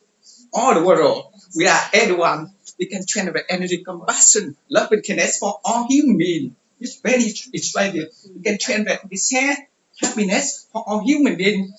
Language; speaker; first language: English; non-native, learner; Vietnamese